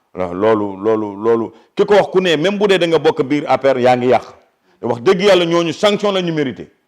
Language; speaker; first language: Wolof; non-native, local second language; Fula